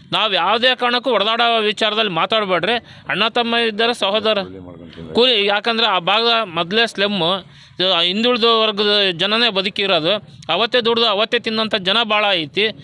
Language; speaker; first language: Kannada; native; Kannada